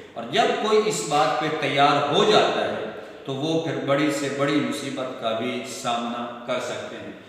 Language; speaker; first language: Urdu; non-native, local second language; Punjabi